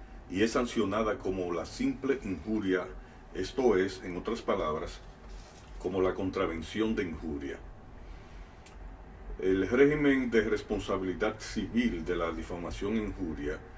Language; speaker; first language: Spanish; native; Spanish